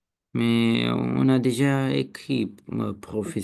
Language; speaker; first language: French; non-native, learner; Romanian